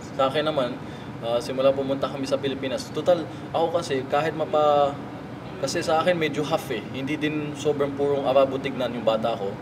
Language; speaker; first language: Filipino; native; Filipino